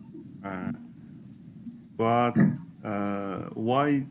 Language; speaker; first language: English; non-native, learner; Turkish